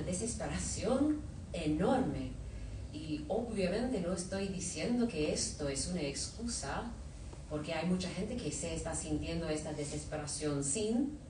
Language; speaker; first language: Spanish; non-native, fluent; English